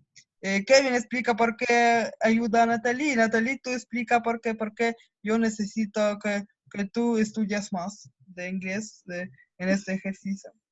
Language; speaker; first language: Spanish; non-native, learner; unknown